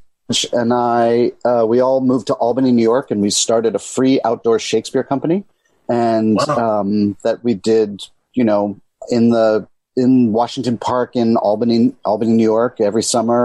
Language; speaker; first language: English; native; English